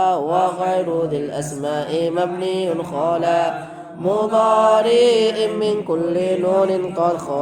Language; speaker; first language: Arabic; non-native, fluent; Indonesian